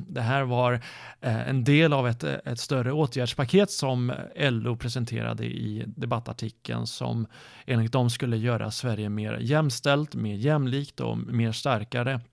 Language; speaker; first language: Swedish; native; Swedish